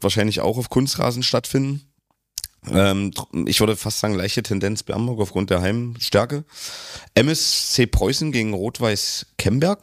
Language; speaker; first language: German; native; German